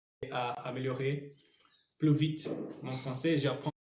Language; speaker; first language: French; non-native, learner; Portuguese